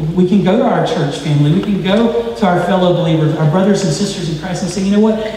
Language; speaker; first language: English; native; English